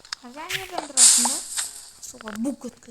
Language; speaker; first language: Kazakh; native; Kazakh